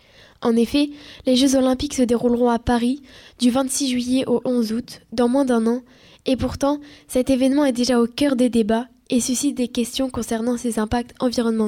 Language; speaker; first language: French; native; French